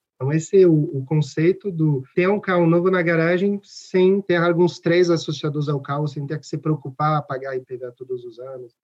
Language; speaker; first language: Portuguese; non-native, fluent; French